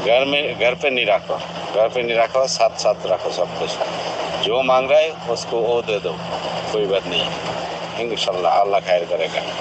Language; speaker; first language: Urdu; non-native, local second language; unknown